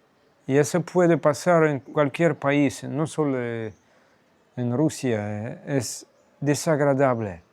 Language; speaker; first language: Spanish; non-native, fluent; Russian